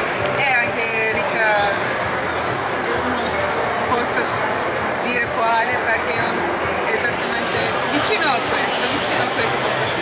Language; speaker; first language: Italian; non-native, learner; Turkish